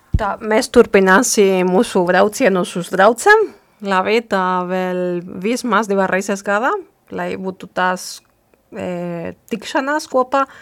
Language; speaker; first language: Latvian; non-native, fluent; Spanish